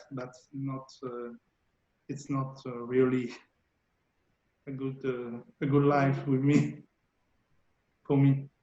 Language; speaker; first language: English; non-native, learner; French